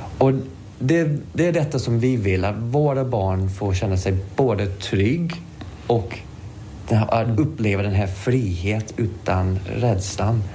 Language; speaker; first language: Swedish; non-native, fluent; English